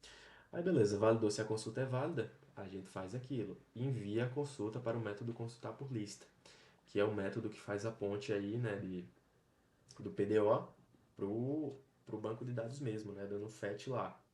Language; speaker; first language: Portuguese; native; Portuguese